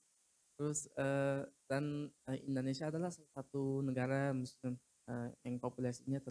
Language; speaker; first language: Indonesian; non-native, fluent; Uzbek